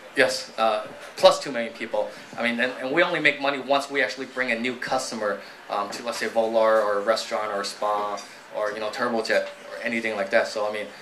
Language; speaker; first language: English; native; English